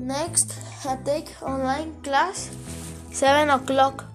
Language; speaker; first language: English; non-native, learner; Spanish